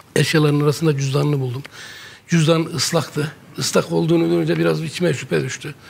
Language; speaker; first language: Turkish; native; Turkish